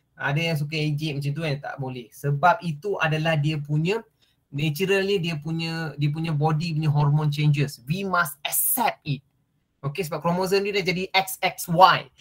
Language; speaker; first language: Malay; non-native, local second language; Tamil